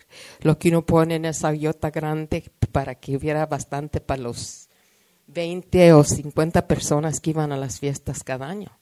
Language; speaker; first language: Spanish; early bilingual, heritage; Spanish